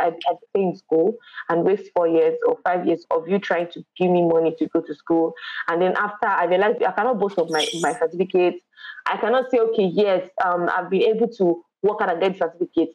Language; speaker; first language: English; non-native, local second language; Yoruba